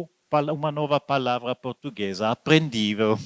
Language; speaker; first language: Portuguese; non-native, learner; French